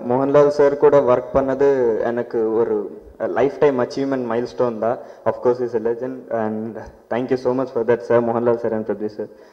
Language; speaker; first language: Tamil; non-native, learner; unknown